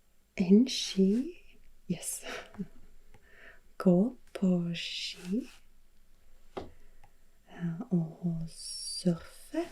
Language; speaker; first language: Norwegian; non-native, learner; German